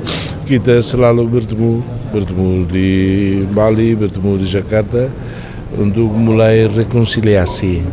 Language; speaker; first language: Indonesian; non-native, fluent; Tetum